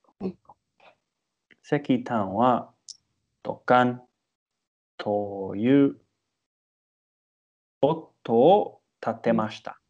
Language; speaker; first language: Japanese; non-native, learner; English